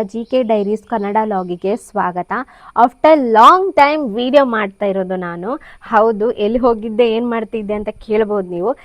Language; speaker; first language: Kannada; non-native, local second language; Konkani